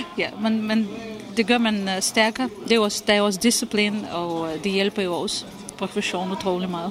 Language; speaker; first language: Danish; non-native, fluent; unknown